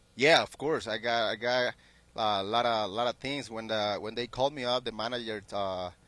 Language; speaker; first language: English; non-native, learner; Spanish